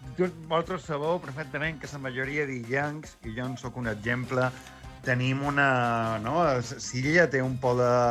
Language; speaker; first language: Catalan; native; Catalan